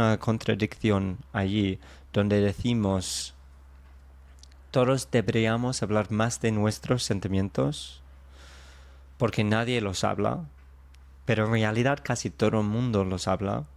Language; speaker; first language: Spanish; non-native, fluent; English